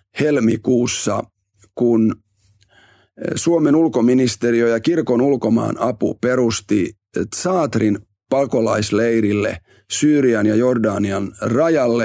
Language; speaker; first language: Finnish; native; Finnish